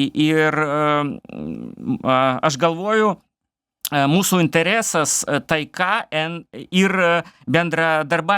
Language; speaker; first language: Lithuanian; non-native, learner; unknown